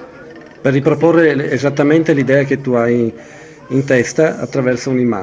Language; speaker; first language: Italian; native; Italian